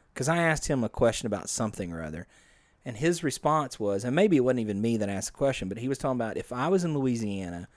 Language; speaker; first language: English; native; English